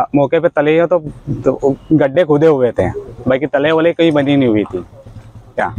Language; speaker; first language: Hindi; native; Hindi